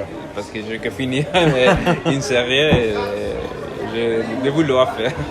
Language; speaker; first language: French; non-native, learner; Spanish